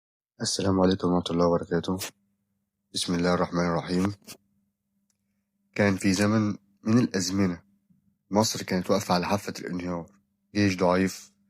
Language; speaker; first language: Arabic; native; Arabic